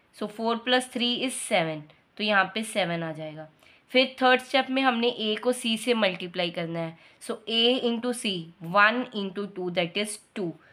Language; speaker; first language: Hindi; non-native, local second language; Punjabi